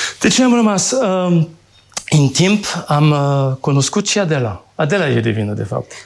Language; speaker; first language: Romanian; non-native, fluent; French